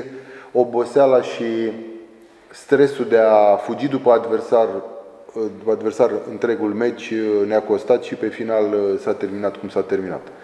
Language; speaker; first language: Romanian; native; Romanian